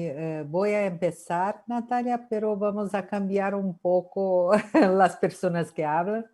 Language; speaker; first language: Spanish; non-native, fluent; Portuguese